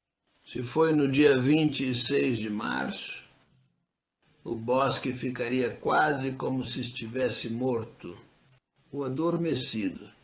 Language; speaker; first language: Portuguese; non-native, fluent; English